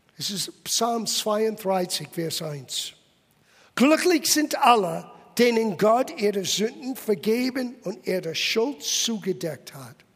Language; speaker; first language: German; non-native, fluent; English